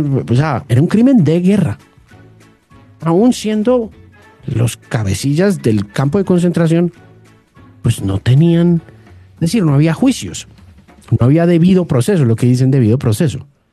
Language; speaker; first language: Spanish; native; Spanish